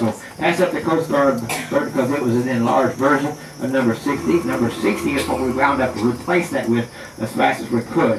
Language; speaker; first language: English; native; English